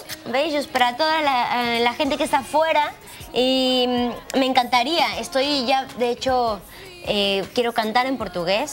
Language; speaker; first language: Portuguese; non-native, learner; Spanish